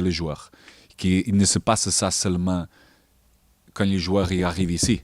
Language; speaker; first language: French; non-native, learner; Portuguese